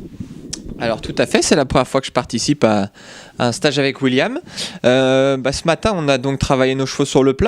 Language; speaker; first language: French; native; French